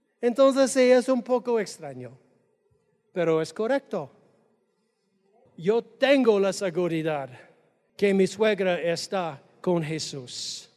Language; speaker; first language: Spanish; non-native, fluent; English